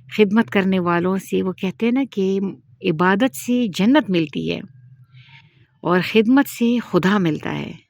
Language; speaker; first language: Urdu; non-native, local second language; Pashto